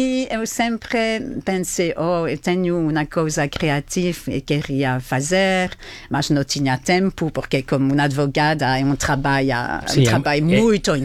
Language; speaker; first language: Portuguese; non-native, learner; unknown